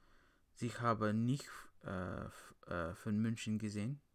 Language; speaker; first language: German; non-native, learner; English